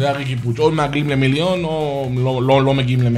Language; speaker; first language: Hebrew; native; Hebrew